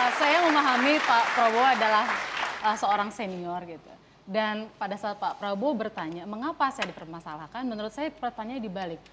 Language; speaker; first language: Indonesian; native; Indonesian